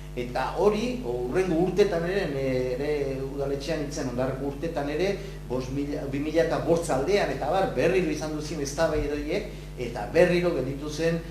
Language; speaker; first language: Basque; native; Basque